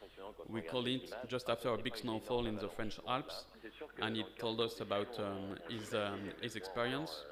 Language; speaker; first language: English; non-native, fluent; French